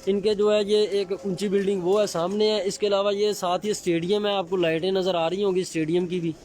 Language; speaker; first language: Urdu; non-native, local second language; Punjabi